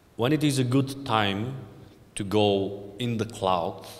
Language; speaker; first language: English; non-native, fluent; Bulgarian